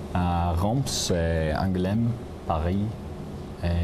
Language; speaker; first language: French; non-native, learner; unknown